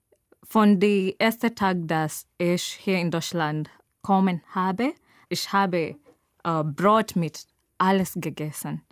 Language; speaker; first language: German; non-native, learner; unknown